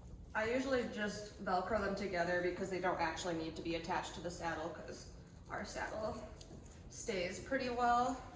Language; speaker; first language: English; native; English